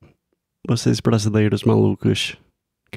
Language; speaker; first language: Portuguese; non-native, fluent; English